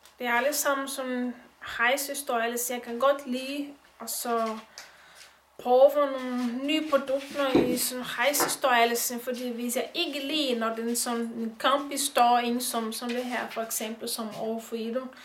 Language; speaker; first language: Danish; non-native, learner; Portuguese